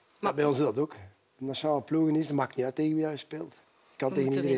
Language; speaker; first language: Dutch; native; Dutch